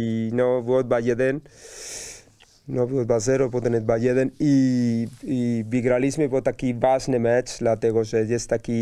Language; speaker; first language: Polish; non-native, learner; Spanish